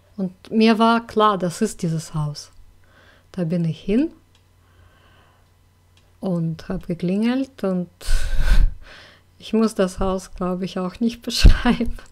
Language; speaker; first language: German; non-native, fluent; Russian